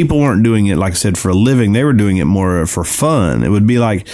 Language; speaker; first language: English; native; English